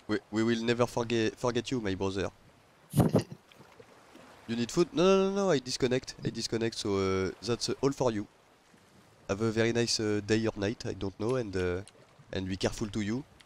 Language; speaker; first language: English; non-native, learner; French